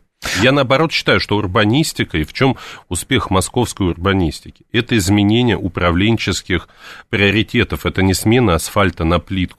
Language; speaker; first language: Russian; native; Russian